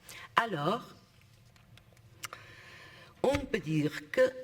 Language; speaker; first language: French; non-native, fluent; Portuguese